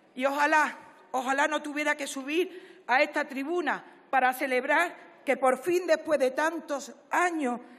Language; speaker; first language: Spanish; native; Spanish